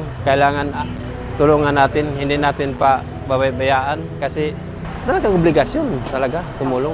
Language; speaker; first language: Filipino; non-native, local second language; Cebuano